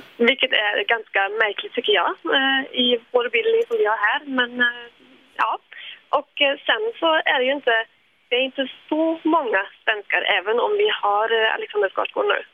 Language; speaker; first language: Swedish; early bilingual, other home language; German